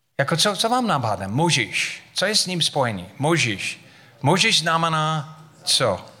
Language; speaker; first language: Czech; non-native, fluent; English